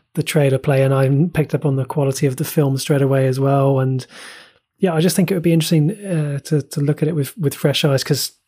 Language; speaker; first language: English; native; English